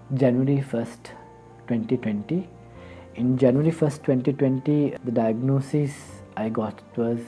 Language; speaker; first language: English; non-native, local second language; Sinhala